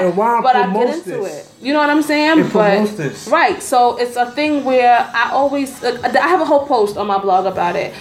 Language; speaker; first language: English; native; English